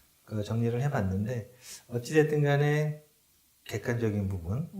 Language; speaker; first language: Korean; native; Korean